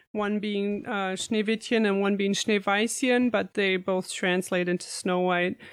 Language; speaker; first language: English; non-native, fluent; German